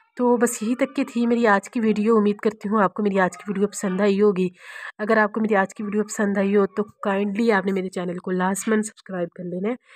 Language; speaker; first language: Urdu; non-native, local second language; Punjabi